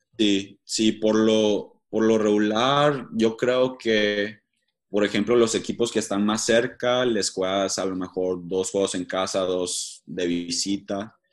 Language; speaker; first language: Spanish; early bilingual, heritage; Spanish